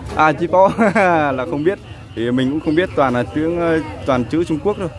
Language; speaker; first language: Vietnamese; non-native, local second language; Hmong